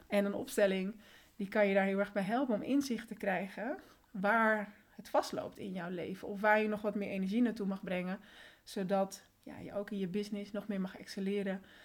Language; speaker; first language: Dutch; early bilingual, other home language; Spanish